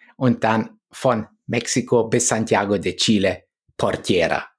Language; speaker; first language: German; early bilingual, other home language; Polish